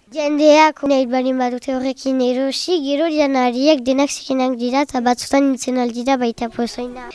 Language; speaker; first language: Basque; native; Basque